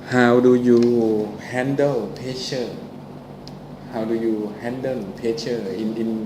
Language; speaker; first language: English; non-native, learner; Thai